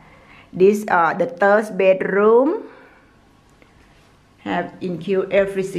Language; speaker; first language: English; non-native, learner; Thai